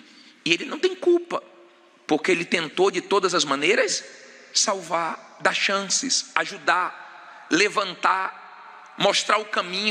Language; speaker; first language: Portuguese; native; Portuguese